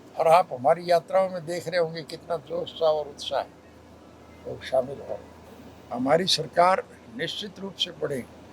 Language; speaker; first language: Hindi; native; Hindi